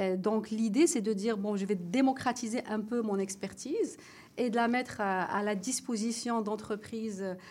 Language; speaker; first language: French; non-native, local second language; Arabic